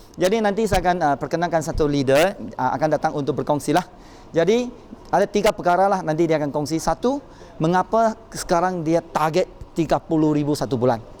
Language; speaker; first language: Malay; non-native, local second language; Chinese